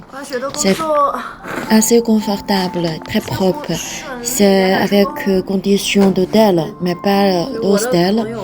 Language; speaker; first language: French; non-native, fluent; Chinese